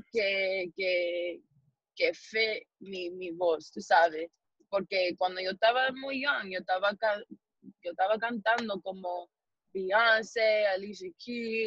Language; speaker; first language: Spanish; early bilingual, heritage; English